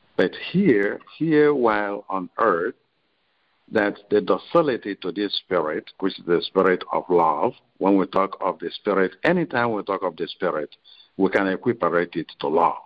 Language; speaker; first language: English; non-native, local second language; Igbo